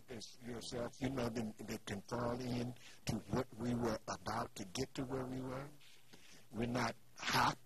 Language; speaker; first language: English; native; English